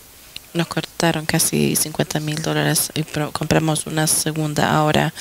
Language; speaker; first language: Spanish; non-native, fluent; English